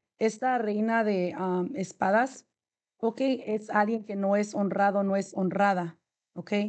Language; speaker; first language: Spanish; native; Spanish